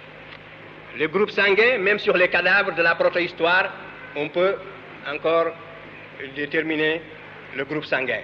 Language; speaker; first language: French; non-native, local second language; Wolof